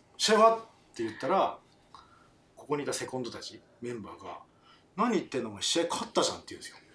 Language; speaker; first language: Japanese; non-native, fluent; French